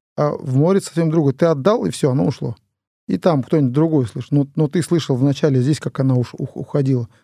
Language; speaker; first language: Russian; non-native, local second language; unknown